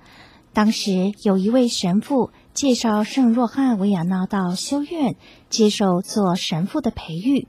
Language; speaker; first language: Chinese; native; Chinese